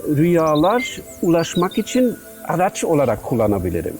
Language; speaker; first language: Turkish; non-native, learner; German